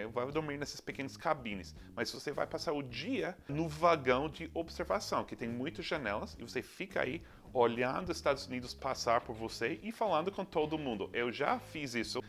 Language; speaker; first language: Portuguese; non-native, fluent; English